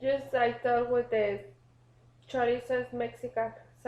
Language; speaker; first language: English; non-native, learner; Spanish